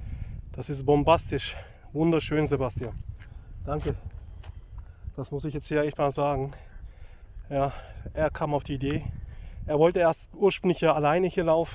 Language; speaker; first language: German; native; German